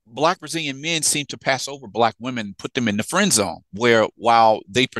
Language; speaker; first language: English; native; English